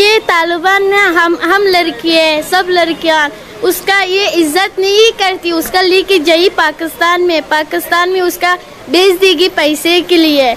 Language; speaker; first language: Hindi; non-native, learner; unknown